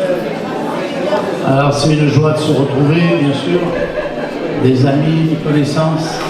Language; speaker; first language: French; native; French